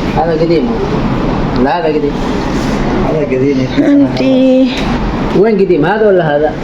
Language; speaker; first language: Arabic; non-native, learner; Bangla